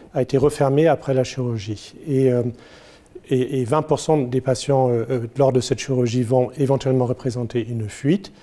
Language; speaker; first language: French; non-native, fluent; German